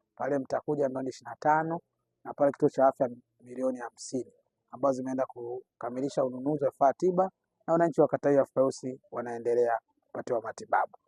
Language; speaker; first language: Swahili; native; Swahili